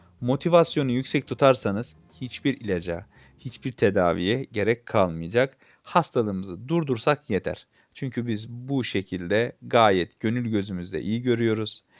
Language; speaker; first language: Turkish; native; Turkish